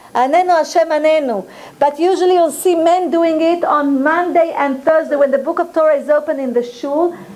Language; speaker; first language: English; non-native, fluent; Hebrew